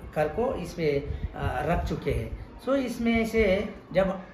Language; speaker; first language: Hindi; non-native, local second language; Telugu